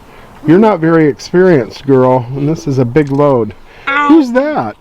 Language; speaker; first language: English; native; English